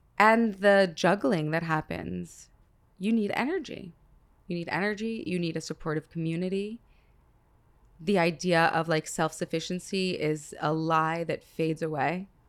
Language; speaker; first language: English; early bilingual, other home language; Hebrew